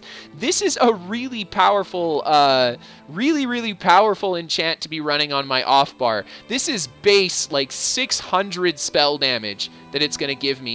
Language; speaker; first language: English; native; English